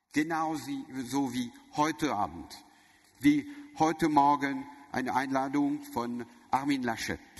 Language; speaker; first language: German; non-native, learner; French